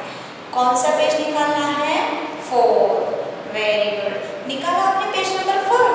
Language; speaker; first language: Hindi; native; Hindi